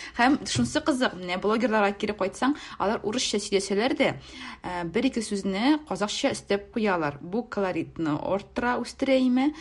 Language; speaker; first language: Tatar; native; Tatar